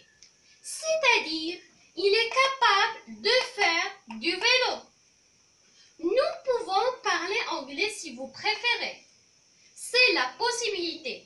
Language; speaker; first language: French; non-native, local second language; Arabic